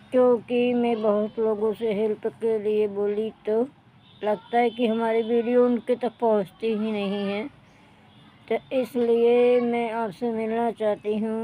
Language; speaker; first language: Hindi; non-native, local second language; Bhojpuri